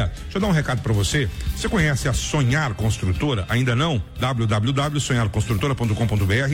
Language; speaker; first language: Portuguese; native; Portuguese